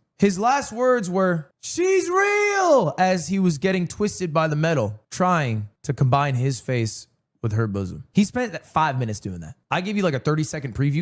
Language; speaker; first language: English; native; English